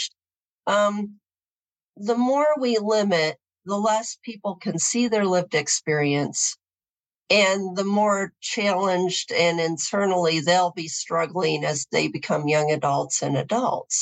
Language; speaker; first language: English; native; English